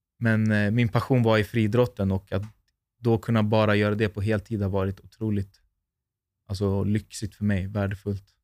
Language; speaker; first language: Swedish; native; Swedish